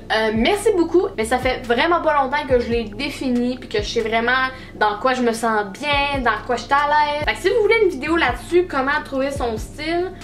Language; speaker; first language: French; native; French